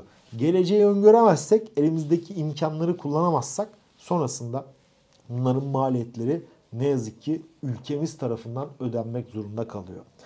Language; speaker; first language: Turkish; native; Turkish